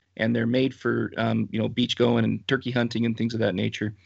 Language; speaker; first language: English; native; English